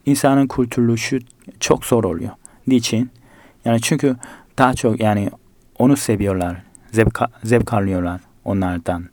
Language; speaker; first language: Turkish; non-native, fluent; Korean